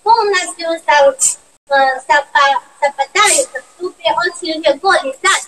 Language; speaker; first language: Russian; non-native, learner; Chinese